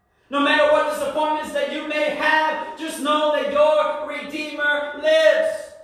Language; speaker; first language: English; early bilingual, other home language; Spanish